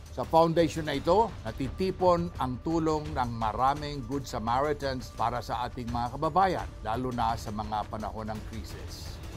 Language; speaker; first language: Filipino; non-native, local second language; Cebuano